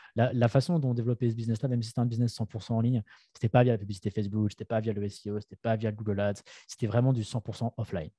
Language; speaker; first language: French; native; French